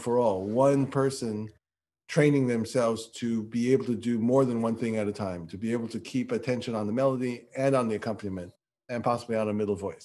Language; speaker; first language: English; native; English